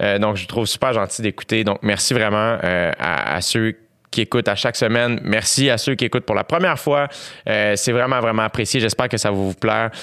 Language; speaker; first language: French; native; French